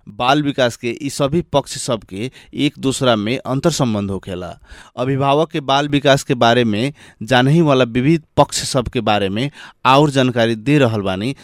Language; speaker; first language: Bhojpuri; native; Bhojpuri